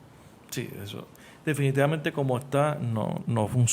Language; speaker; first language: Spanish; native; Spanish